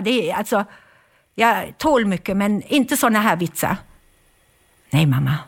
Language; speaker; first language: Swedish; non-native, fluent; German